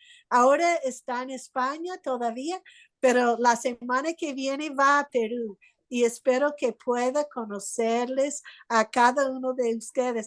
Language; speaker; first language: Spanish; non-native, fluent; English